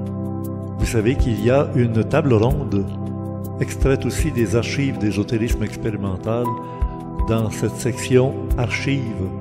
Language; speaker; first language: French; native; French